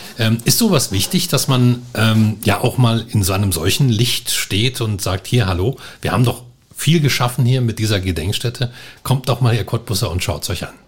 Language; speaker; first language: German; native; German